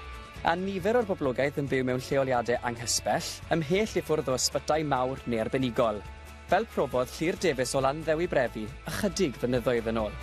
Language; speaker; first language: Welsh; native; Welsh